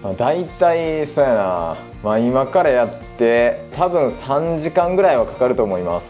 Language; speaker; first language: Japanese; native; Japanese